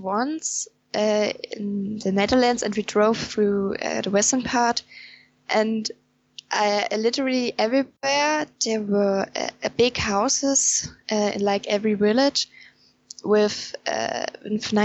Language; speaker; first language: English; non-native, fluent; German